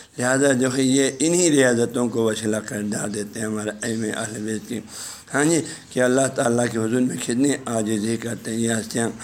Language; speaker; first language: Urdu; non-native, local second language; Balti